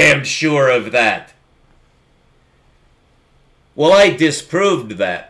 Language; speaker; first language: English; native; English